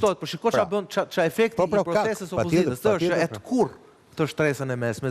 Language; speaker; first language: Albanian; native; Albanian